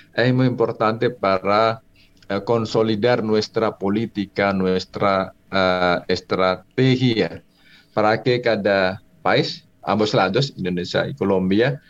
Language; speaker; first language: Spanish; non-native, fluent; Indonesian